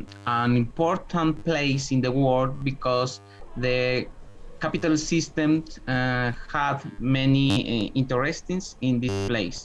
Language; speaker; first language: English; non-native, learner; Spanish